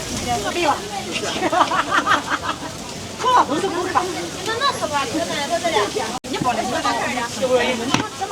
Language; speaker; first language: Chinese; native; Chinese